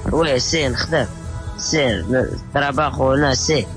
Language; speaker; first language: Spanish; non-native, learner; Arabic